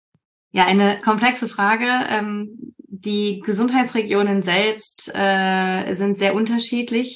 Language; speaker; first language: German; native; German